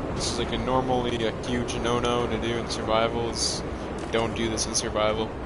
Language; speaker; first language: English; native; English